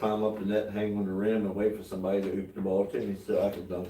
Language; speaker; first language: English; native; English